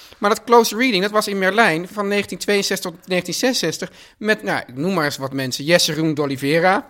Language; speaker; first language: Dutch; native; Dutch